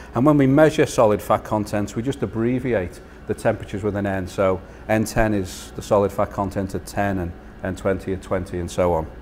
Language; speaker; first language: English; native; English